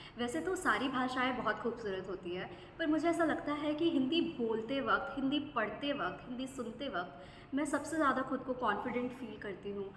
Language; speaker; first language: Hindi; non-native, local second language; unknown